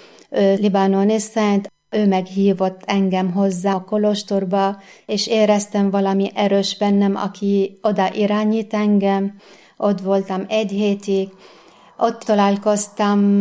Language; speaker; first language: Hungarian; non-native, fluent; Arabic